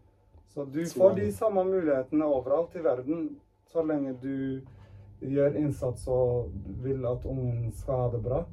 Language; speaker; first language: Norwegian; early bilingual, other home language; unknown